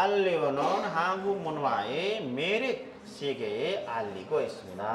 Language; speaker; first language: Korean; non-native, fluent; Nepali